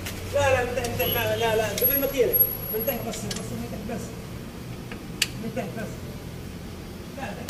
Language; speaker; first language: Arabic; non-native, learner; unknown